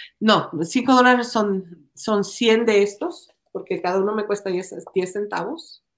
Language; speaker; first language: Spanish; native; Spanish